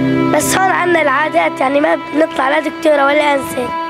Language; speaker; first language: Arabic; native; Arabic